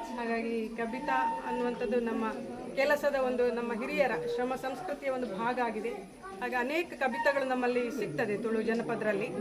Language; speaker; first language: Kannada; non-native, local second language; Tulu